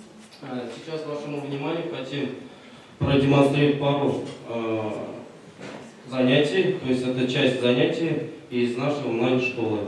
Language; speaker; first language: Russian; non-native, local second language; Tatar